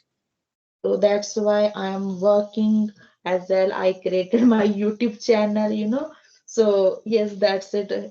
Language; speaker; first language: English; non-native, learner; Hindi